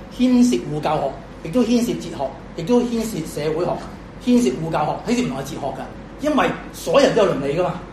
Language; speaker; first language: Cantonese; native; Cantonese